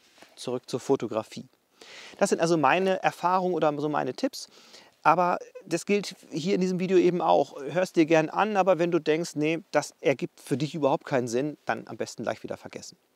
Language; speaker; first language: German; native; German